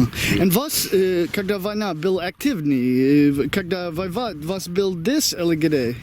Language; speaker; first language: Russian; non-native, learner; English